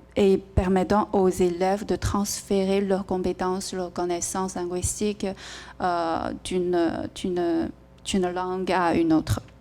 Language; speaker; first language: French; non-native, fluent; Chinese